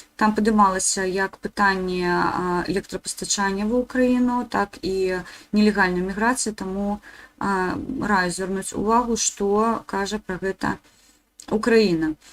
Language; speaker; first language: Belarusian; native; Belarusian